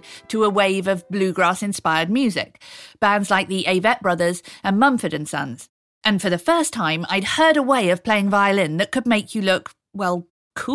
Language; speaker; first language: English; native; English